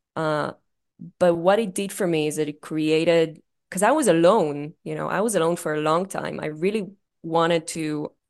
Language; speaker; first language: English; non-native, fluent; Hebrew